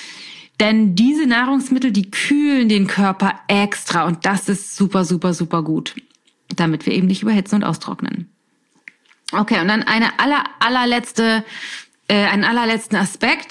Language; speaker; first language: German; native; German